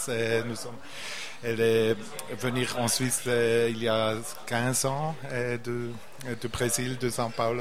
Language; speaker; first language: French; non-native, learner; Portuguese